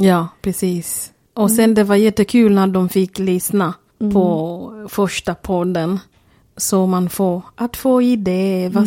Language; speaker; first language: Swedish; non-native, fluent; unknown